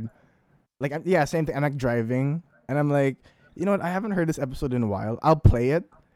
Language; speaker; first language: English; non-native, local second language; Filipino